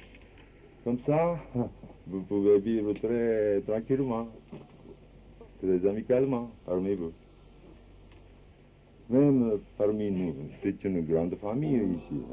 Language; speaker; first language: French; non-native, fluent; Japanese